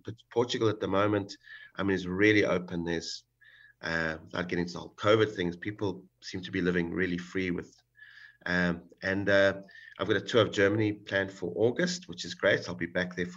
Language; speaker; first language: English; native; English